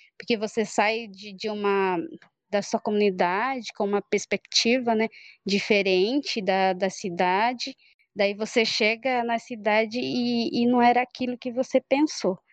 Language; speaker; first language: Portuguese; non-native, local second language; Guarani